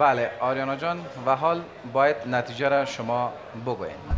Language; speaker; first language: Persian; native; Persian